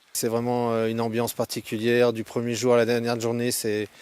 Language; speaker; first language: French; native; French